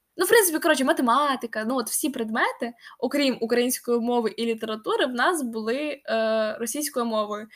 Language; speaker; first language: Ukrainian; non-native, local second language; Russian